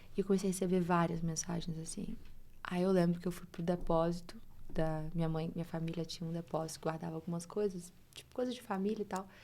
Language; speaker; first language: Portuguese; early bilingual, heritage; English